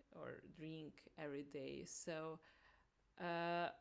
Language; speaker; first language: English; non-native, learner; Hungarian